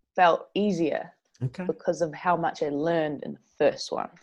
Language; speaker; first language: English; native; English